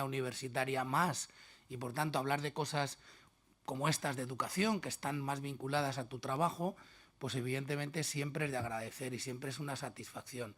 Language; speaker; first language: Spanish; native; Spanish